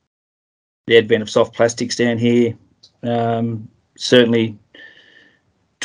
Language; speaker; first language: English; native; English